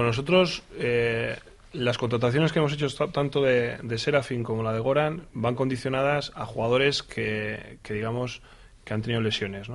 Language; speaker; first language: Spanish; native; Spanish